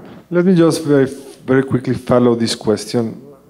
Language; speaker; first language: English; non-native, fluent; Spanish